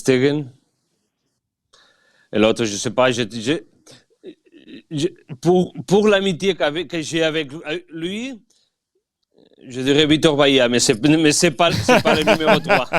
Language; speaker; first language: French; non-native, fluent; Catalan